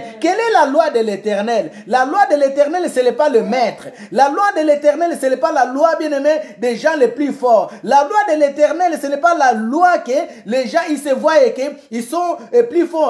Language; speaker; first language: French; non-native, local second language; Lingala